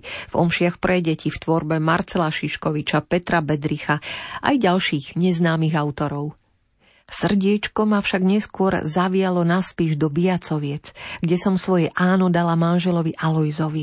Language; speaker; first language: Slovak; native; Slovak